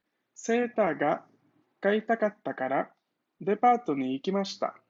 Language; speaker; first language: Japanese; non-native, fluent; Spanish